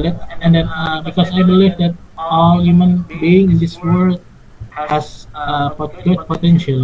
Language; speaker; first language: English; non-native, fluent; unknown